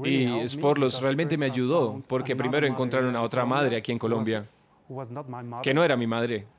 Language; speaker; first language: Spanish; non-native, fluent; Dutch